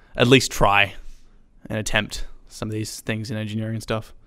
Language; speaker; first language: English; native; English